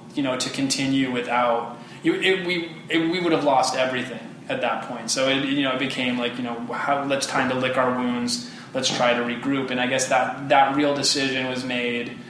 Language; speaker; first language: English; native; English